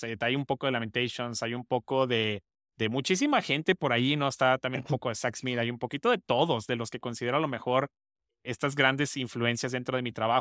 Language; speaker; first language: Spanish; native; Spanish